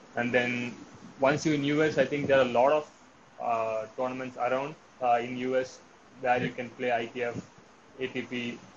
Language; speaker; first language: English; non-native, local second language; Tamil